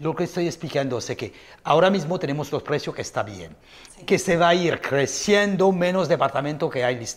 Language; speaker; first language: Spanish; non-native, learner; French